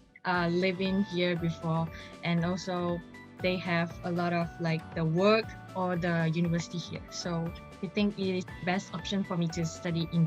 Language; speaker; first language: English; non-native, local second language; Chinese